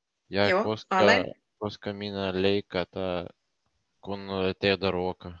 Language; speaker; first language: Finnish; non-native, learner; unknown